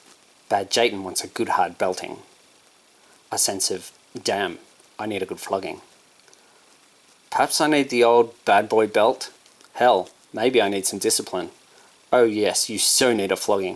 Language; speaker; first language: English; native; English